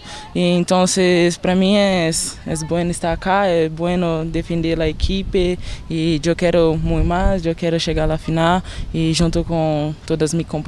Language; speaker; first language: Spanish; non-native, learner; Portuguese